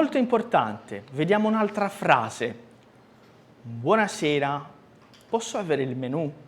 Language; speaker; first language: Italian; non-native, fluent; Portuguese